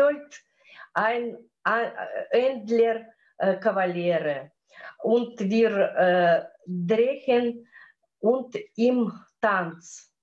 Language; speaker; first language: German; non-native, learner; Russian